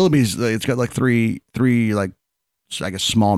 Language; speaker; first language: English; native; English